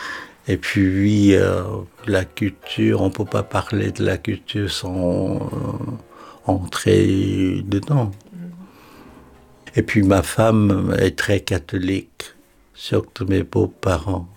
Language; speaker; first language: French; non-native, fluent; Korean